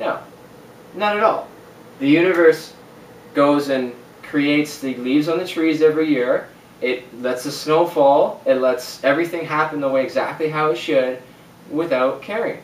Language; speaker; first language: English; native; English